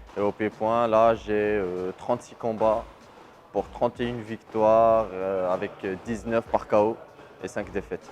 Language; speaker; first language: French; non-native, local second language; Arabic